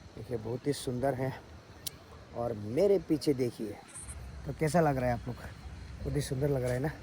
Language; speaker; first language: Hindi; non-native, local second language; Assamese